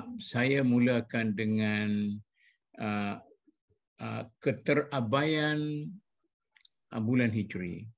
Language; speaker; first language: Malay; native; Malay